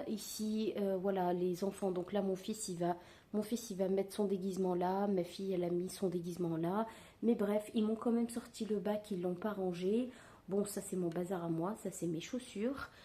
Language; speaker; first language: French; native; French